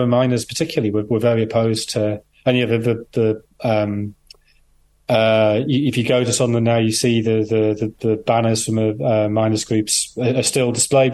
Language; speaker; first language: English; native; English